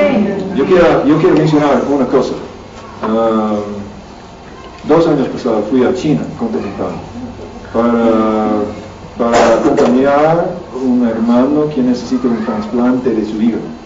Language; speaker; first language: Spanish; non-native, learner; English